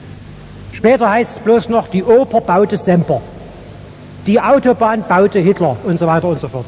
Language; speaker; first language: German; native; German